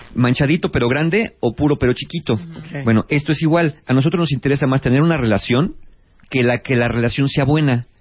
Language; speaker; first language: Spanish; native; Spanish